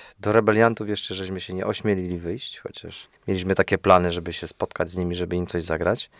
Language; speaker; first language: Polish; native; Polish